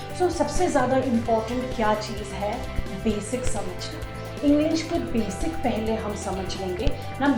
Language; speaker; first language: Hindi; native; Hindi